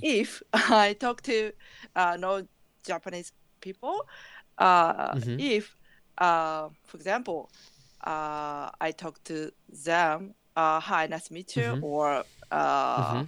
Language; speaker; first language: English; non-native, learner; Japanese